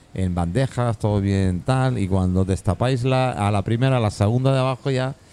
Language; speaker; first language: Spanish; non-native, fluent; English